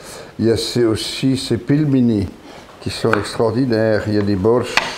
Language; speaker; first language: Russian; non-native, learner; French